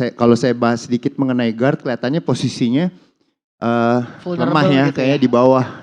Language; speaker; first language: Indonesian; native; Indonesian